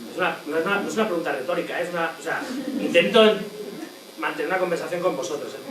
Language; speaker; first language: Spanish; native; Spanish